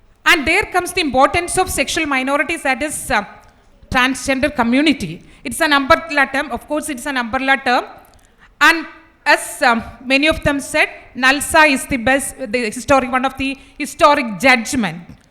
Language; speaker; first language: English; non-native, local second language; Malayalam